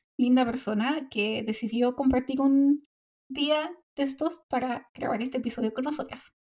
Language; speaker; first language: Spanish; native; Spanish